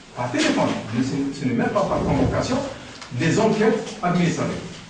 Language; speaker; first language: French; non-native, local second language; Arabic